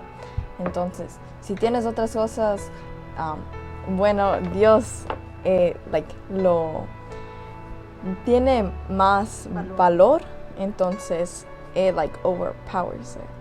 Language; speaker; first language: Spanish; early bilingual, heritage; English